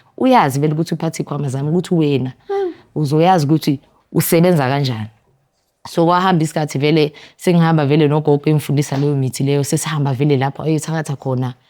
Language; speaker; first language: Zulu; native; Zulu